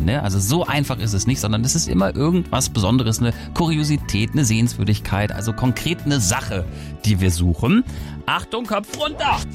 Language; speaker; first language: German; native; German